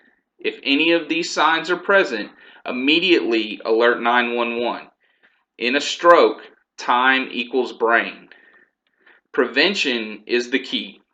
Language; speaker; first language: English; native; English